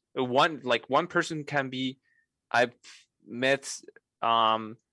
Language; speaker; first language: English; non-native, fluent; Spanish